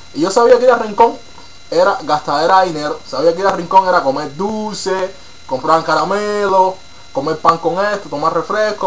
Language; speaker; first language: Spanish; native; Spanish